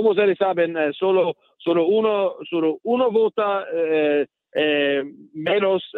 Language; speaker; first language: Spanish; non-native, learner; English